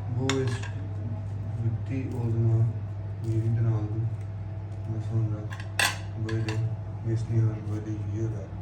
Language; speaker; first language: Turkish; non-native, learner; Urdu